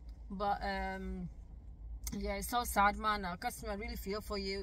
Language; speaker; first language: English; early bilingual, other home language; Punjabi